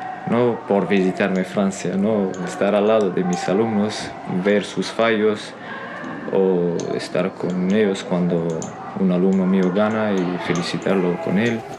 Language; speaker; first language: Spanish; non-native, fluent; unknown